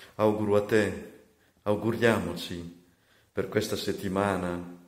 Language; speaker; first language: Italian; non-native, fluent; Malagasy